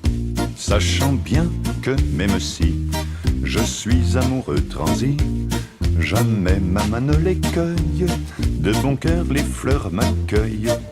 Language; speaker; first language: French; native; French